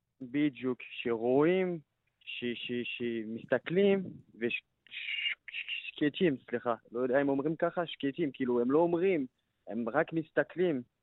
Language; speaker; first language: Hebrew; non-native, learner; French